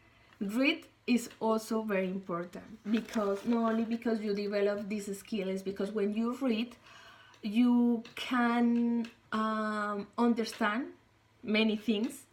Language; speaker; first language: English; non-native, learner; Spanish